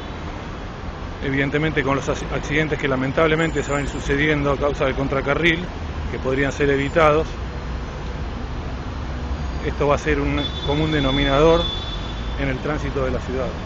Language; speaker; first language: Spanish; native; Spanish